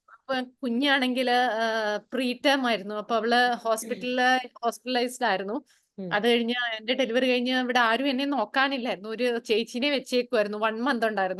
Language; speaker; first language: Malayalam; native; Malayalam